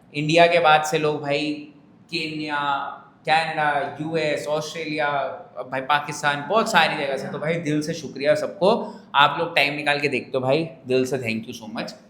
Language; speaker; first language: Hindi; native; Hindi